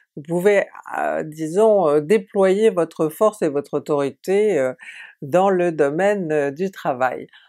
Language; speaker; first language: French; native; French